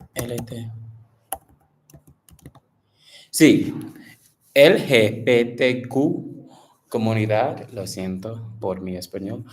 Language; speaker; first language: Spanish; non-native, learner; English